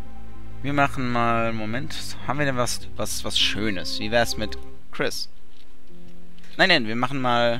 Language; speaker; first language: German; native; German